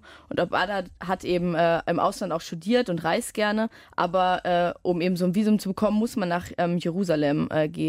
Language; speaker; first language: German; native; German